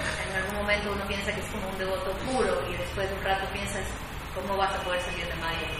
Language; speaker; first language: Spanish; native; Spanish